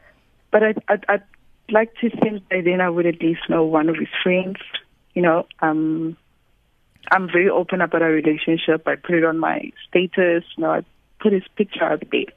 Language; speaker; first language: English; non-native, local second language; Swati